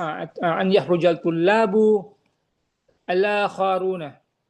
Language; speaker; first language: Arabic; non-native, learner; Indonesian